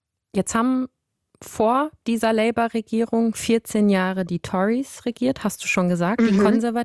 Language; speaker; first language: German; native; German